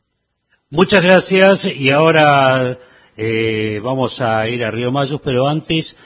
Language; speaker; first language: Spanish; native; Spanish